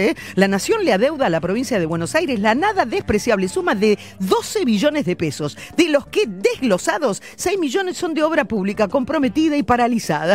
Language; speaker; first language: Spanish; native; Spanish